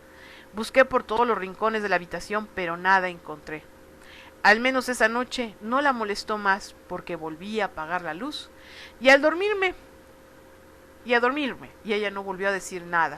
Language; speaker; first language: Spanish; native; Spanish